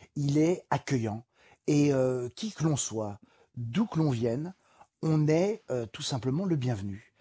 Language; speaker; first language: French; native; French